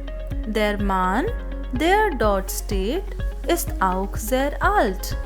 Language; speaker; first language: German; non-native, fluent; Hindi